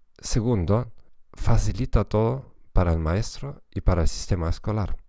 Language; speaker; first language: Spanish; non-native, fluent; German